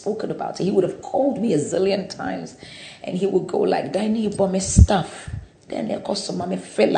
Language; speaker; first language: English; non-native, local second language; Akan